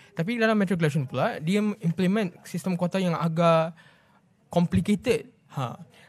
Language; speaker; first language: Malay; non-native, local second language; Tamil